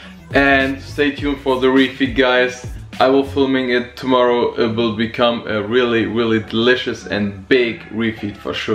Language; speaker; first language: English; non-native, fluent; German